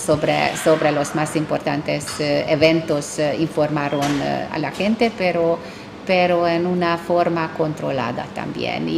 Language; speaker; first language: Spanish; non-native, fluent; Hungarian